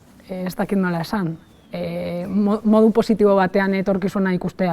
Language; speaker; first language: Basque; non-native, local second language; Spanish